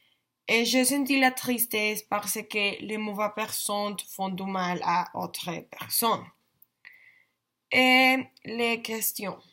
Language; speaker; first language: French; non-native, learner; Spanish